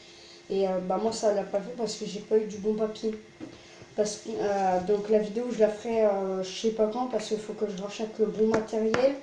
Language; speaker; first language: French; native; French